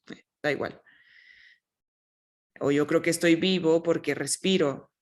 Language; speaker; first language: Spanish; native; Spanish